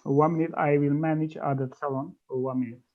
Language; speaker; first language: English; non-native, fluent; Turkish